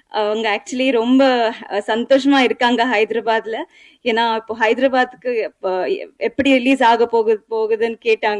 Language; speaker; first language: Tamil; non-native, learner; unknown